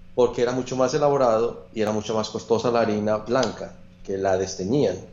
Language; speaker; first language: Spanish; native; Spanish